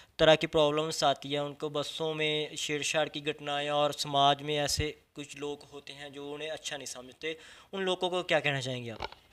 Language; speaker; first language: Hindi; non-native, local second language; Punjabi